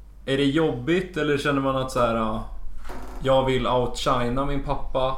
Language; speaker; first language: Swedish; native; Swedish